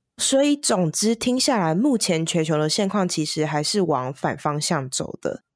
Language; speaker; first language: Chinese; native; Chinese